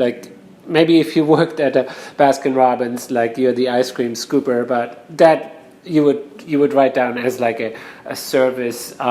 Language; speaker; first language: English; non-native, fluent; German